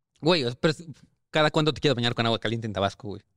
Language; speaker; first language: Spanish; native; Spanish